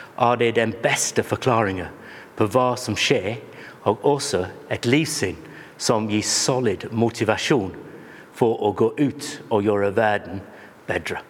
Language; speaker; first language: Norwegian; non-native, fluent; English